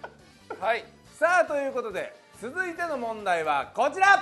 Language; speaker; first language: Japanese; native; Japanese